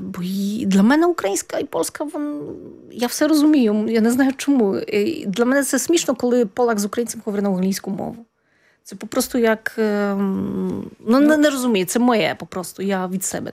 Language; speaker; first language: Ukrainian; non-native, fluent; Polish